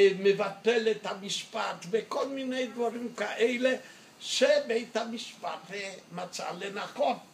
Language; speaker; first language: Hebrew; non-native, fluent; Yiddish